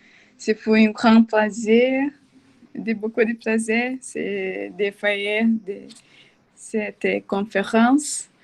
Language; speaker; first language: French; non-native, learner; Portuguese